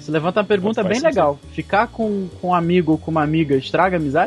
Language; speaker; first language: Portuguese; native; Portuguese